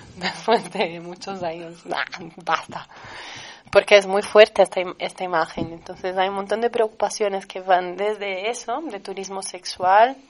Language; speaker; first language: Spanish; non-native, fluent; Portuguese